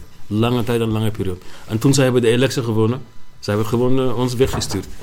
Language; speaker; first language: Dutch; non-native, learner; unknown